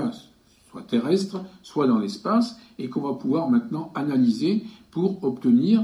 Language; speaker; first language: French; native; French